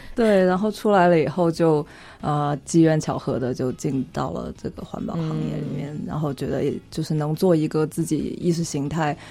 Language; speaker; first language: Chinese; native; Chinese